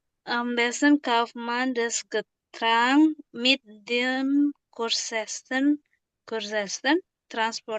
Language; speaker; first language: German; non-native, learner; Indonesian